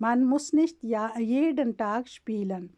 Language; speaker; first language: German; non-native, learner; Urdu